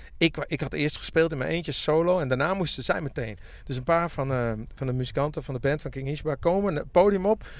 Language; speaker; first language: Dutch; non-native, local second language; Western Frisian